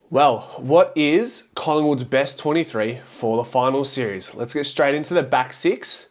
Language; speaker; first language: English; native; English